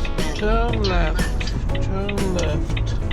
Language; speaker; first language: English; non-native, learner; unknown